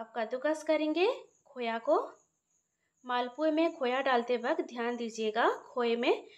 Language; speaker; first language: Hindi; non-native, local second language; Odia